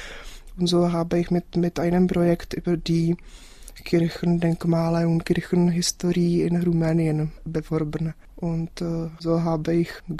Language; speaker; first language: German; non-native, fluent; Czech